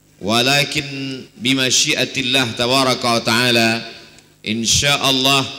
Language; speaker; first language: Arabic; non-native, fluent; Indonesian